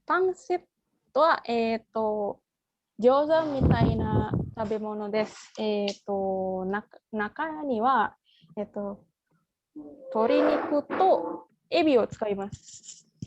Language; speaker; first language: Japanese; non-native, fluent; Indonesian